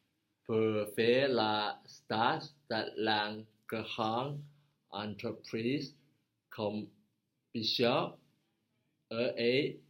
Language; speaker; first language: French; non-native, learner; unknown